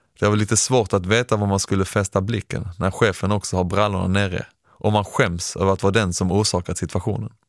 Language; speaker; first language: Swedish; early bilingual, other home language; Persian